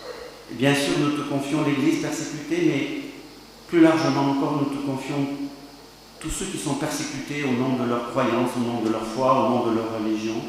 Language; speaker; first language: French; native; French